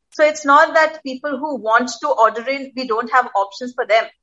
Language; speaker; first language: English; non-native, local second language; Gujarati